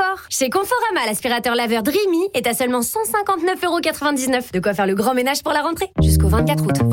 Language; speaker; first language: French; native; French